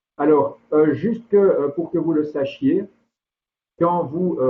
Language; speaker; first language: French; native; French